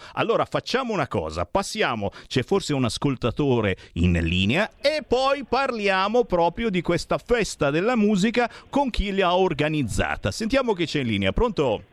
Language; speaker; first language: Italian; native; Italian